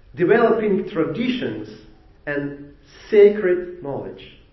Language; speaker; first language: English; non-native, fluent; Ukrainian